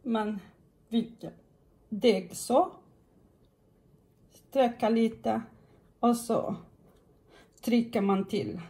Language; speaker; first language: Swedish; non-native, fluent; Portuguese